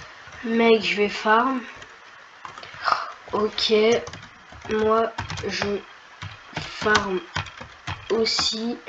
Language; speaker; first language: French; native; French